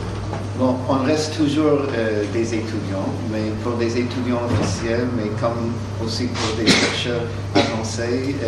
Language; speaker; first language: French; non-native, fluent; English